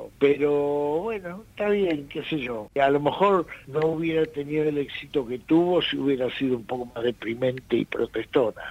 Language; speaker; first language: Spanish; native; Spanish